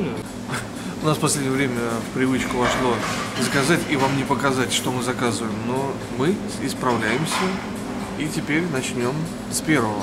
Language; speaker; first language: Russian; native; Russian